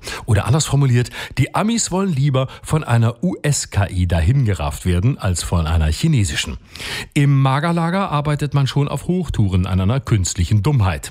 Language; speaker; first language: German; native; German